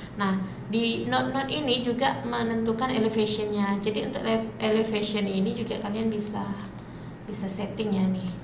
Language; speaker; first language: Indonesian; native; Indonesian